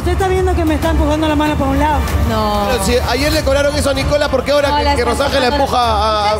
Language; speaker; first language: Spanish; native; Spanish